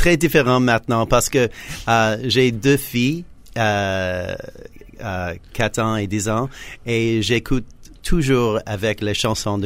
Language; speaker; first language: French; non-native, learner; English